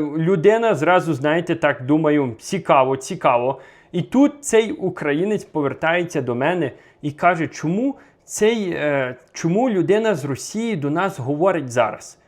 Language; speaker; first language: Ukrainian; native; Ukrainian